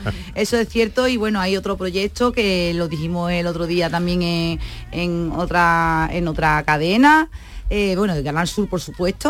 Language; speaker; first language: Spanish; native; Spanish